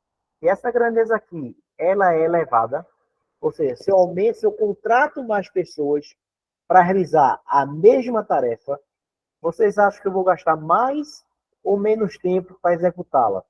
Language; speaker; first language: Portuguese; native; Portuguese